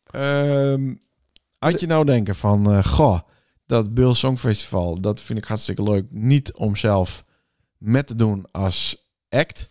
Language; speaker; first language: Dutch; native; Dutch